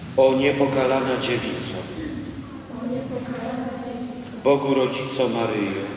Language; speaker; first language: Polish; native; Polish